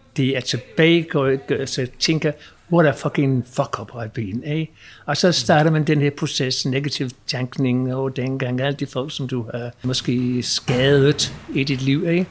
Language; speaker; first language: Danish; non-native, fluent; English